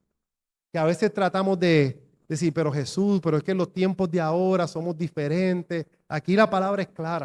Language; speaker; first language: Spanish; native; Spanish